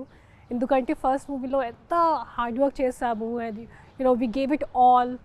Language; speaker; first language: Telugu; non-native, fluent; Hindi